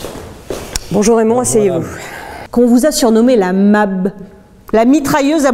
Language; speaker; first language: French; native; French